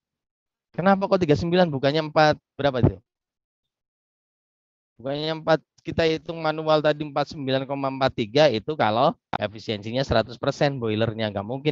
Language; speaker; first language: Indonesian; native; Indonesian